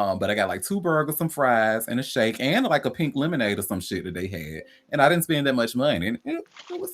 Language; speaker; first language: English; native; English